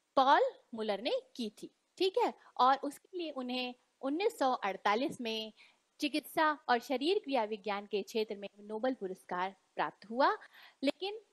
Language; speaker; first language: Hindi; native; Hindi